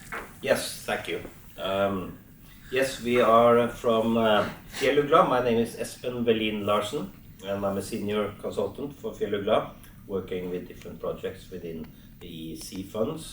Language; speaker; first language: English; non-native, fluent; Norwegian